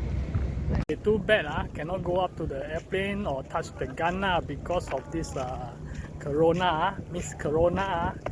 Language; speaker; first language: English; non-native, local second language; Chinese